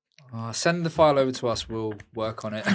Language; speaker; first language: English; native; English